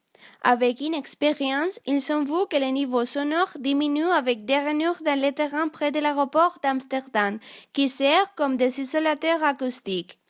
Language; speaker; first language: French; non-native, learner; Spanish